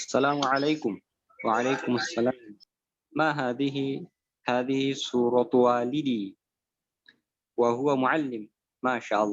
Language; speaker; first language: Arabic; non-native, learner; Indonesian